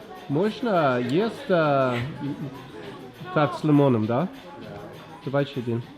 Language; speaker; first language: Russian; non-native, learner; English